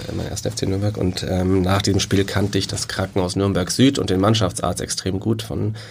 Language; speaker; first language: German; native; German